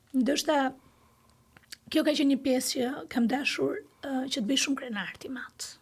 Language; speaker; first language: Albanian; non-native, local second language; Greek